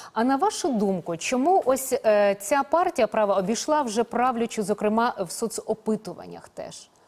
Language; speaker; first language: Ukrainian; native; Ukrainian